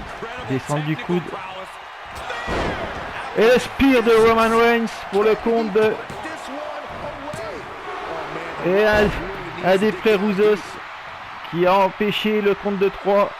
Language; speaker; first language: French; native; French